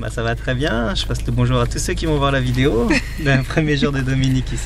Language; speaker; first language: French; early bilingual, other home language; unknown